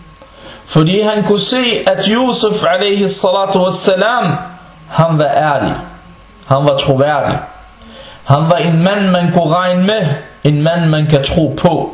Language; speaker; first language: Danish; non-native, local second language; Arabic